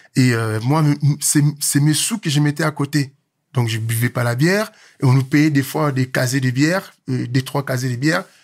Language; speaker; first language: French; non-native, local second language; Lingala